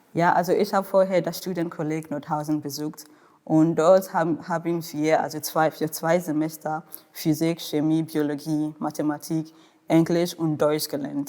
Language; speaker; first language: German; non-native, fluent; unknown